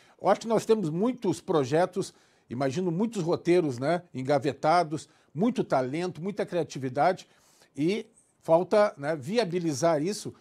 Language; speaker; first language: Portuguese; native; Portuguese